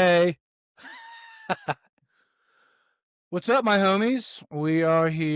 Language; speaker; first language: English; native; English